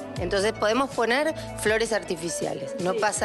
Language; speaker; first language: Spanish; native; Spanish